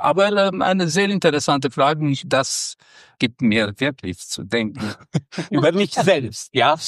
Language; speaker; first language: German; non-native, fluent; Romanian